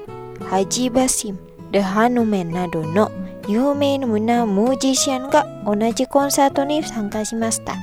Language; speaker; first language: Japanese; non-native, fluent; Indonesian